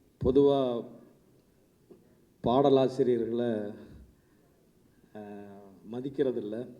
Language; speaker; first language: Tamil; native; Tamil